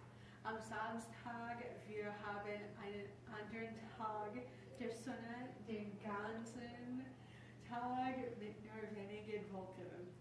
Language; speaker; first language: German; non-native, learner; English